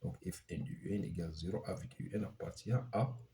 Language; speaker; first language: French; non-native, local second language; Arabic